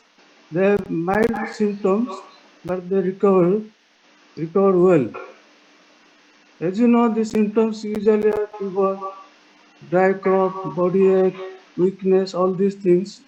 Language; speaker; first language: English; non-native, local second language; Odia